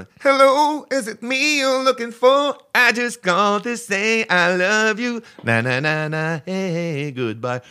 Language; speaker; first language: English; non-native, fluent; French